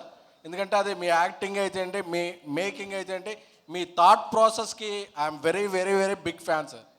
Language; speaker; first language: Telugu; native; Telugu